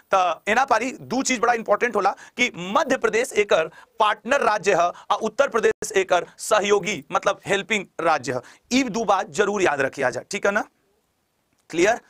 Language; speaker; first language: Hindi; native; Hindi